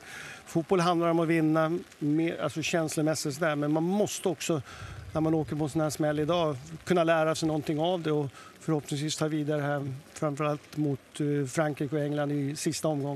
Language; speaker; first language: Swedish; native; Swedish